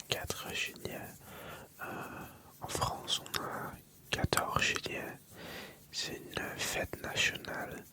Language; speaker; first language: French; early bilingual, other home language; Dutch